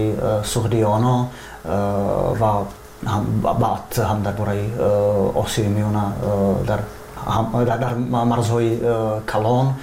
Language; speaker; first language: Persian; non-native, fluent; Czech